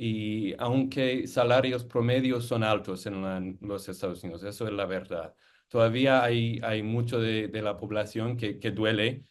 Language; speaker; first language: Spanish; non-native, fluent; English